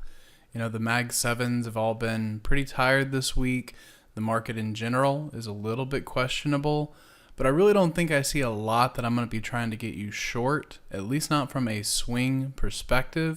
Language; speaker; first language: English; native; English